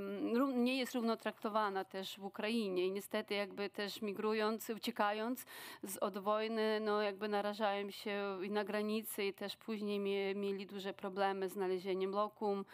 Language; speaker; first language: Polish; non-native, fluent; Ukrainian